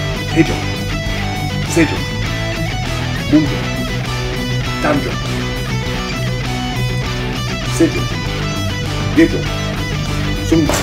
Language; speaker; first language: Korean; non-native, learner; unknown